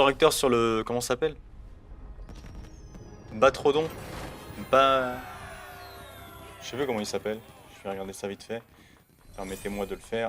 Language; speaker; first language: French; native; French